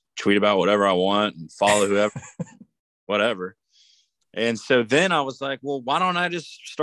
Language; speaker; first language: English; native; English